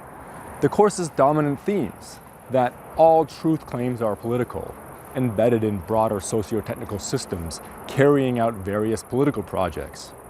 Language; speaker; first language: English; native; English